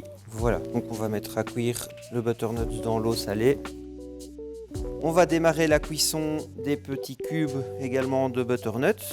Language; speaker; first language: French; native; French